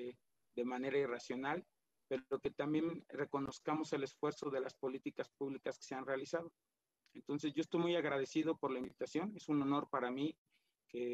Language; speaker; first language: Spanish; native; Spanish